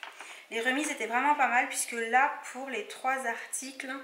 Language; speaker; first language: French; native; French